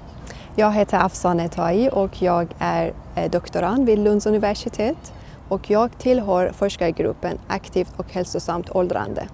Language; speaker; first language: Swedish; non-native, fluent; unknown